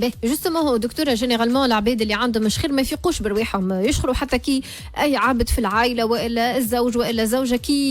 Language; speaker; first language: Arabic; native; Arabic